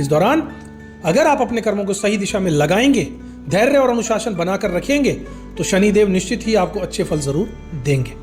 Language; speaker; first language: Hindi; native; Hindi